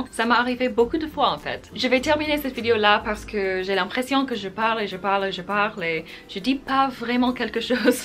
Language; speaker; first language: French; non-native, fluent; English